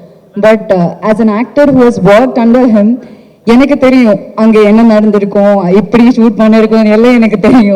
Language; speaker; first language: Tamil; non-native, fluent; Malayalam